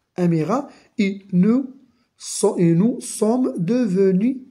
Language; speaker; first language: French; non-native, local second language; Arabic